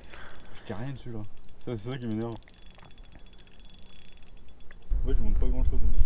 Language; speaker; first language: French; native; French